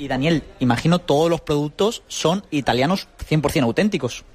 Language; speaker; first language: Spanish; native; Spanish